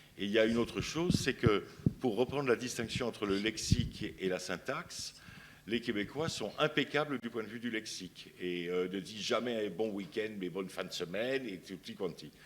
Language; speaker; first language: French; native; French